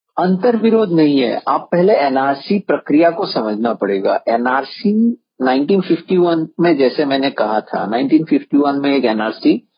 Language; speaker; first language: Hindi; non-native, local second language; Assamese